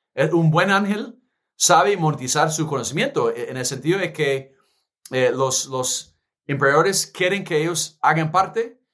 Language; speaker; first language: Spanish; non-native, fluent; English